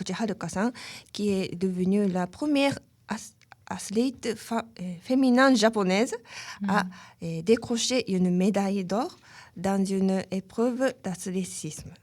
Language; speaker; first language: French; non-native, fluent; Japanese